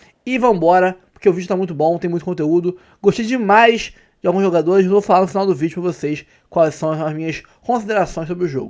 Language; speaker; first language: Portuguese; native; Portuguese